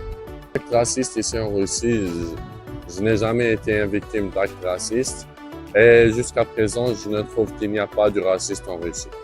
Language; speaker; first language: French; non-native, local second language; Arabic